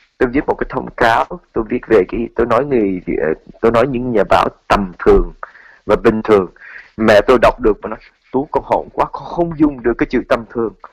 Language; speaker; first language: Vietnamese; early bilingual, heritage; Vietnamese